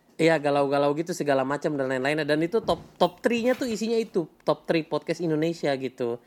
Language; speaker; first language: Indonesian; native; Indonesian